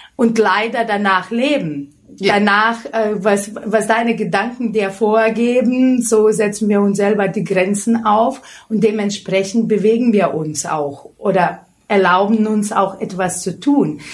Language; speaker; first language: German; non-native, fluent; Lithuanian